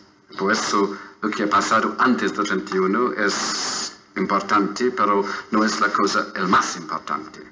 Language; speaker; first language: Spanish; non-native, fluent; English